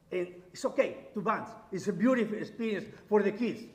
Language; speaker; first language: English; non-native, learner; Spanish